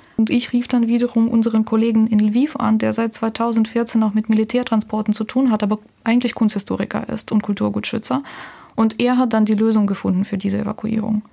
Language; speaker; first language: German; non-native, fluent; Ukrainian